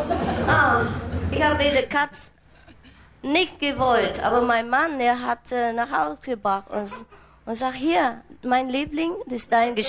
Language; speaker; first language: German; non-native, fluent; Vietnamese